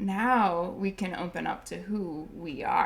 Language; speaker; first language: English; native; English